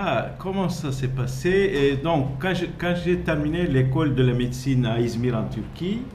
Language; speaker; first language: French; non-native, fluent; Turkish